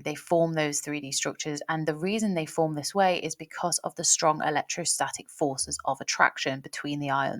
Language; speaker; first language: English; native; English